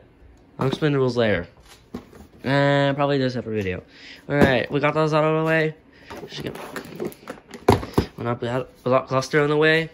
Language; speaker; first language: English; native; English